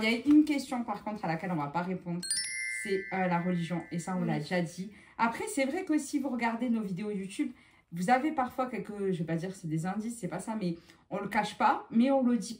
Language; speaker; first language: French; native; French